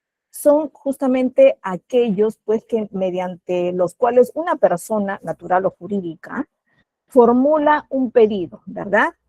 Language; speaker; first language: Spanish; native; Spanish